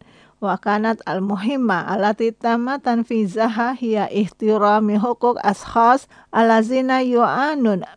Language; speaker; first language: Arabic; non-native, learner; Indonesian